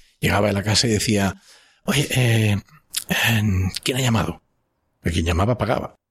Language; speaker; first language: Spanish; non-native, local second language; Catalan